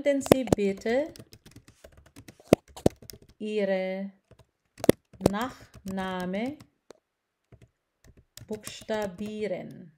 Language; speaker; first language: German; non-native, learner; Filipino